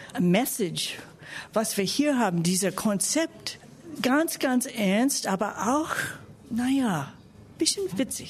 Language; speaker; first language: German; non-native, fluent; English